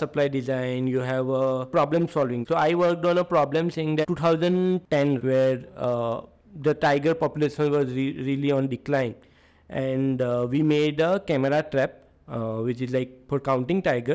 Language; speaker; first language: English; non-native, local second language; Gujarati